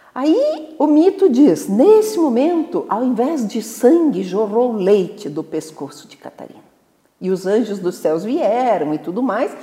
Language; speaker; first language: Portuguese; native; Portuguese